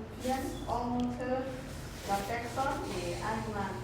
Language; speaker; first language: French; non-native, learner; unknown